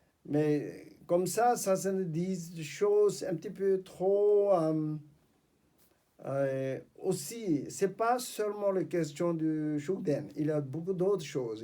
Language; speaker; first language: French; non-native, fluent; Tibetan